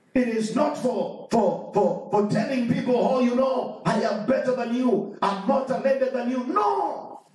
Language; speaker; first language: English; non-native, local second language; Swahili